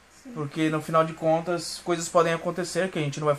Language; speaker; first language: Portuguese; native; Portuguese